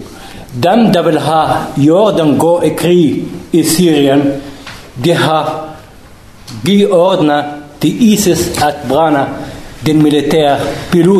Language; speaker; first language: Danish; non-native, learner; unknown